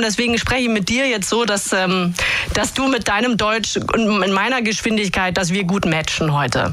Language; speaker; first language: German; native; German